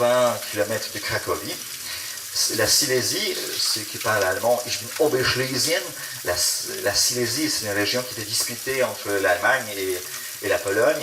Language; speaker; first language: French; non-native, fluent; Polish